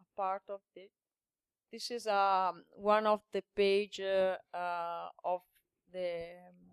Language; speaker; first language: English; non-native, learner; Italian